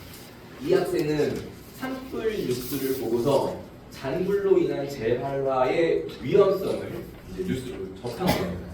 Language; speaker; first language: Korean; native; Korean